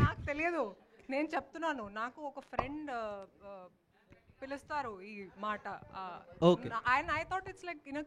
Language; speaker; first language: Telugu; non-native, learner; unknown